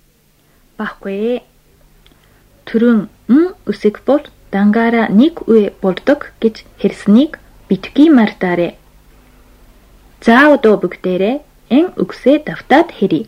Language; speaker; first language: Mongolian; non-native, fluent; Japanese